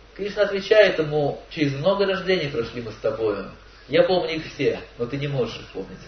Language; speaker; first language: Russian; native; Russian